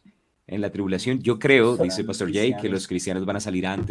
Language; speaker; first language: Spanish; native; Spanish